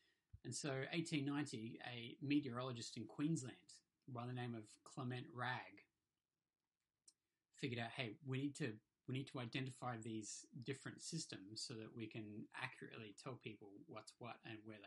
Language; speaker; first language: English; native; English